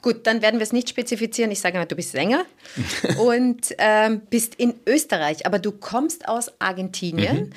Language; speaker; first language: German; native; German